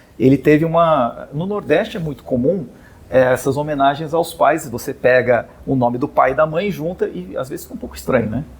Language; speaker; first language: Portuguese; native; Portuguese